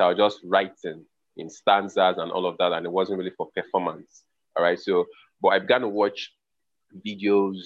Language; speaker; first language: English; non-native, local second language; Igbo